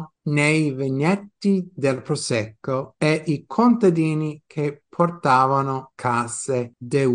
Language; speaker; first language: Italian; non-native, fluent; English